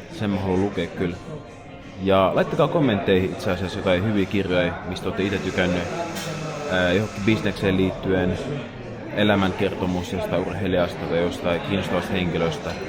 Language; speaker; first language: Finnish; early bilingual, other home language; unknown